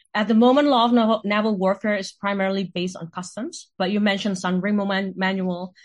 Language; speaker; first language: English; non-native, fluent; Indonesian